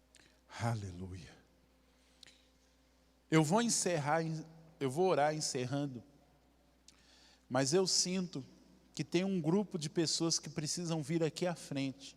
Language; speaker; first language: Portuguese; native; Portuguese